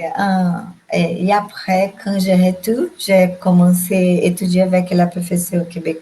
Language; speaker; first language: French; non-native, learner; Portuguese